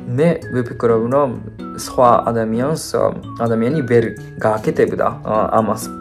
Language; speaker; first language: Georgian; non-native, fluent; Japanese